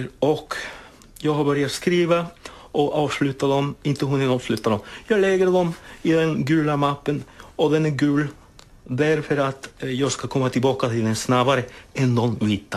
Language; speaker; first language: Swedish; non-native, fluent; Spanish